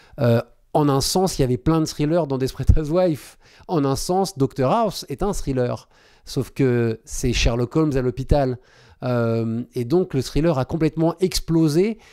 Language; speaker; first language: French; native; French